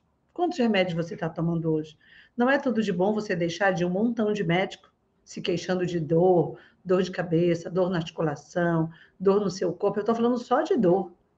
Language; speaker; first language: Portuguese; native; Portuguese